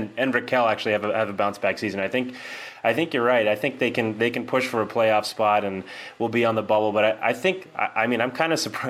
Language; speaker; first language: English; native; English